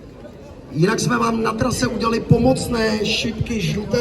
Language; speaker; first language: Czech; native; Czech